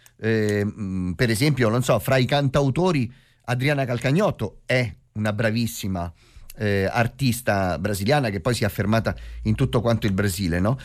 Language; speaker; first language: Italian; native; Italian